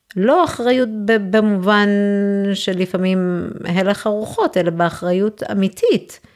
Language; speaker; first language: Hebrew; early bilingual, other home language; English